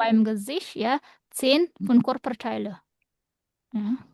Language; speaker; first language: German; non-native, fluent; Indonesian